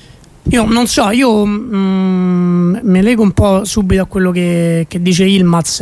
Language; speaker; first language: Italian; native; Italian